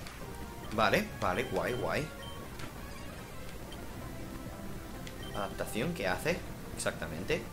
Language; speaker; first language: Spanish; native; Spanish